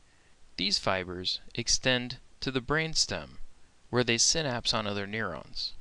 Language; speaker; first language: English; native; English